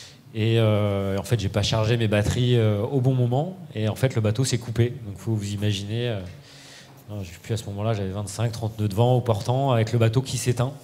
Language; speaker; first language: French; native; French